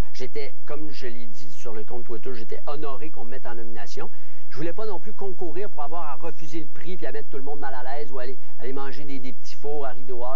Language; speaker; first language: French; native; French